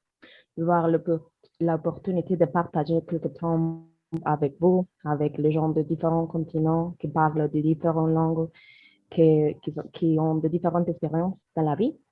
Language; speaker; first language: French; non-native, learner; Spanish